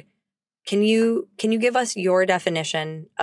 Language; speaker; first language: English; native; English